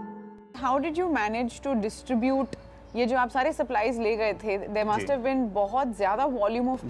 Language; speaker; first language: Hindi; native; Hindi